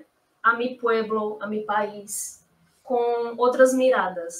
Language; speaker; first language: Spanish; non-native, learner; Portuguese